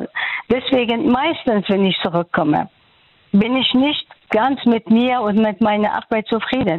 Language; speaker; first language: German; non-native, fluent; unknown